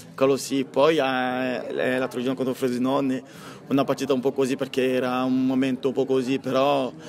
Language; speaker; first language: Italian; non-native, fluent; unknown